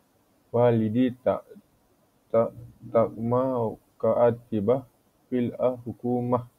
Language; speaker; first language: Arabic; non-native, learner; Malay